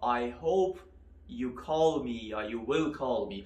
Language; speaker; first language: English; non-native, fluent; Persian